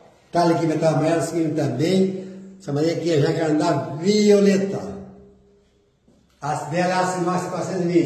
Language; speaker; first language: Portuguese; native; Portuguese